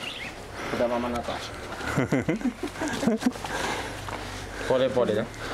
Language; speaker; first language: Russian; non-native, learner; Swahili